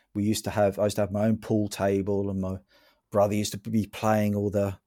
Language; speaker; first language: English; native; English